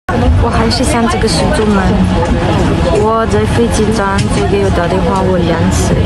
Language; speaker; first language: Chinese; non-native, learner; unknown